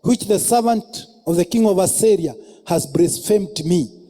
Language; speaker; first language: English; non-native, local second language; Swahili